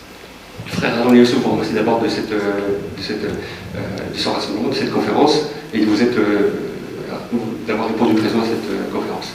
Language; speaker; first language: French; native; French